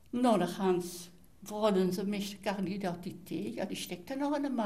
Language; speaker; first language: German; native; German